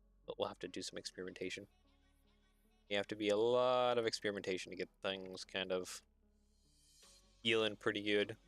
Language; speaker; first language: English; native; English